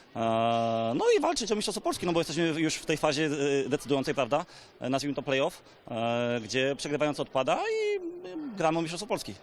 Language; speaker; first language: Polish; native; Polish